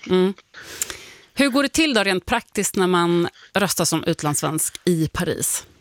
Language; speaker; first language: Swedish; native; Swedish